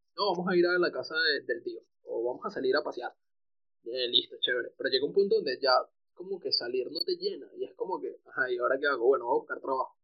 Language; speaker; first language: Spanish; native; Spanish